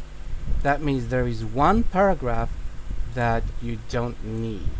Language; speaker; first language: English; non-native, fluent; Spanish